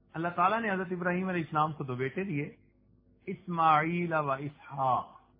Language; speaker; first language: Urdu; non-native, local second language; Punjabi